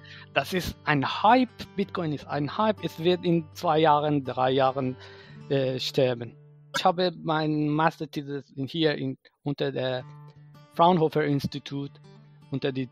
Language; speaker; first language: German; non-native, fluent; Persian